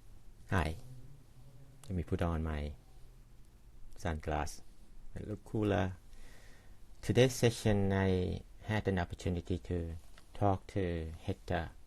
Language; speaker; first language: English; non-native, fluent; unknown